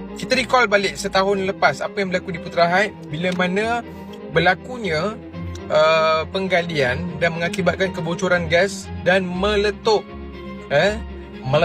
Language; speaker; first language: Malay; native; Malay